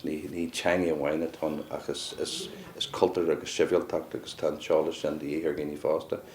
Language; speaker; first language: Irish; non-native, local second language; English